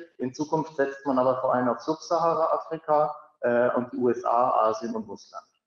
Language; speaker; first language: German; native; German